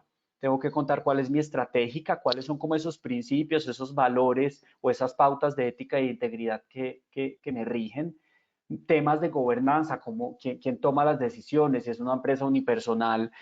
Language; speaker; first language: Spanish; native; Spanish